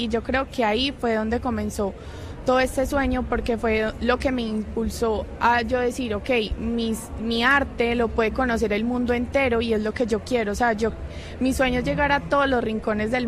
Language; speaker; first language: Spanish; native; Spanish